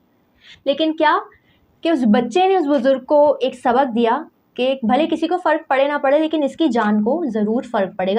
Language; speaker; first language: Urdu; native; Urdu